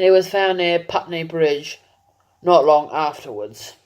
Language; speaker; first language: English; native; English